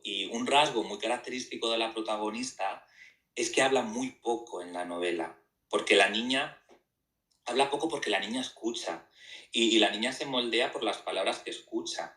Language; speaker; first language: Spanish; native; Spanish